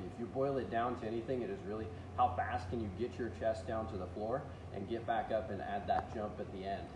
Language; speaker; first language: English; native; English